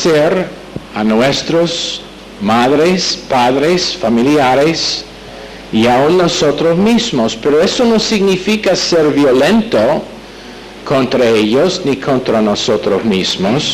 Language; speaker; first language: Spanish; non-native, fluent; English